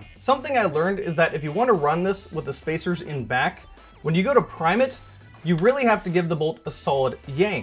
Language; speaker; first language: English; native; English